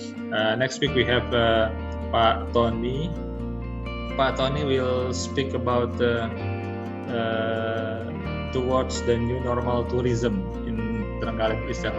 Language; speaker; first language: English; non-native, learner; Indonesian